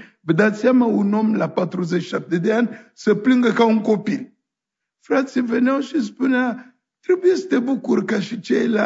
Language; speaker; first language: Romanian; non-native, fluent; French